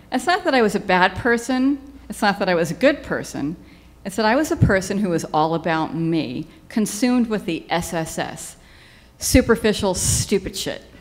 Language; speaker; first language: English; native; English